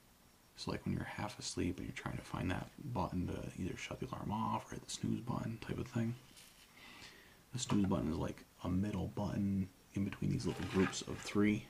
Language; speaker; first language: English; native; English